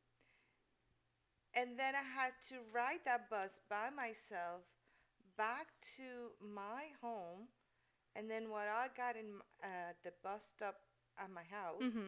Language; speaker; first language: English; non-native, fluent; Spanish